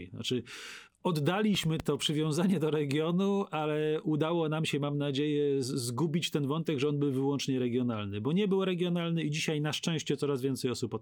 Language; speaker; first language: Polish; native; Polish